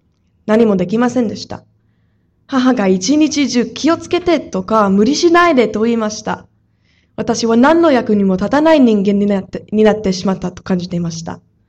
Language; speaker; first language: Japanese; non-native, fluent; English